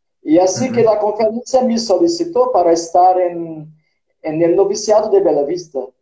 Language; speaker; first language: Spanish; non-native, fluent; Portuguese